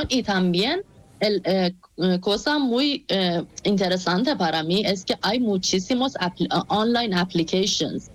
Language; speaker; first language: Spanish; non-native, learner; Persian